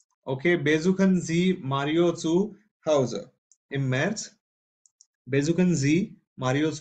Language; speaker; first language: German; non-native, fluent; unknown